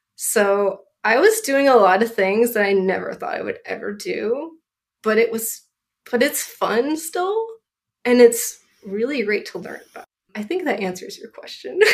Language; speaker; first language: English; native; English